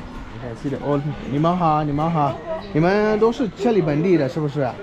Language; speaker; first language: Chinese; non-native, fluent; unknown